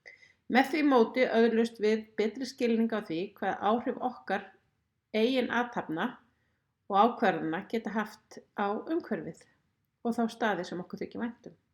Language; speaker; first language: Icelandic; native; Icelandic